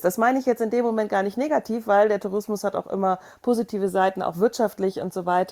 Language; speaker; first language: German; native; German